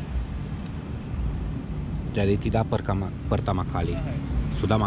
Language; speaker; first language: Indonesian; non-native, learner; Romanian